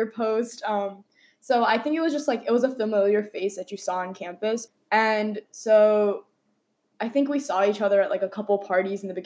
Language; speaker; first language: English; native; English